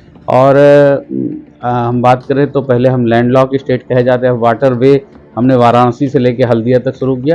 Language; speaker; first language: Hindi; native; Hindi